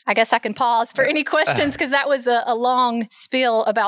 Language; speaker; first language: English; native; English